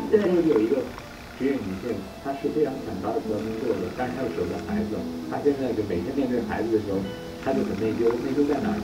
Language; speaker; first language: Chinese; native; Chinese